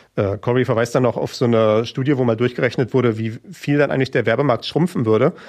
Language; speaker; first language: German; native; German